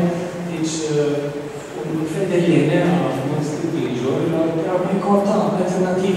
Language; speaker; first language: Romanian; non-native, fluent; German